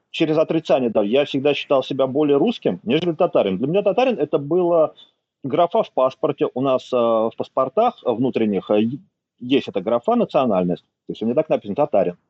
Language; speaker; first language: Russian; native; Russian